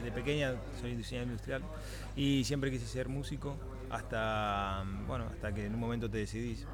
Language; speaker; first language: Spanish; native; Spanish